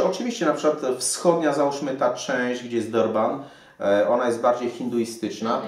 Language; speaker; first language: Polish; native; Polish